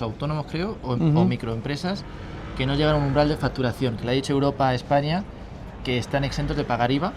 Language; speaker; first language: Spanish; native; Spanish